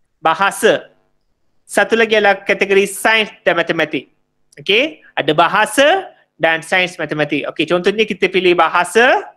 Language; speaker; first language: Malay; non-native, local second language; Tamil